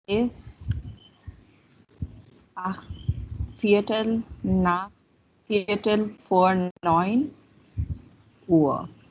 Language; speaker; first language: German; non-native, fluent; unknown